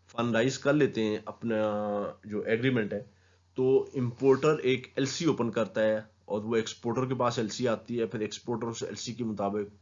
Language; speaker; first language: Urdu; non-native, local second language; Punjabi